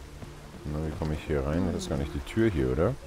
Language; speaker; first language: German; native; German